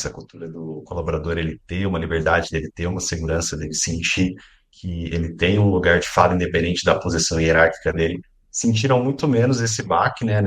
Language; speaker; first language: Portuguese; native; Portuguese